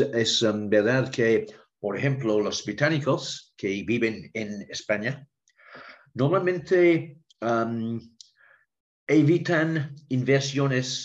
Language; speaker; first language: Spanish; non-native, learner; English